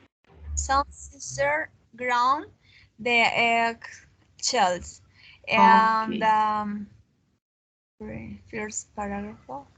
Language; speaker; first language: English; non-native, learner; Spanish